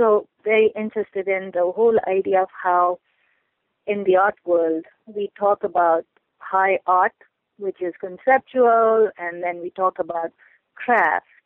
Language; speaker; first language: English; non-native, local second language; Urdu